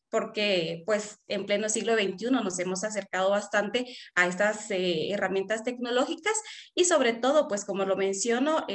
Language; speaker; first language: Spanish; native; Spanish